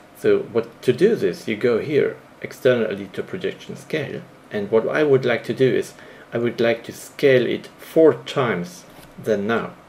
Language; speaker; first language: English; non-native, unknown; German